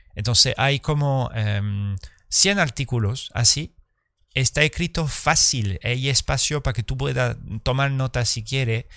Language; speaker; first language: Spanish; early bilingual, heritage; Spanish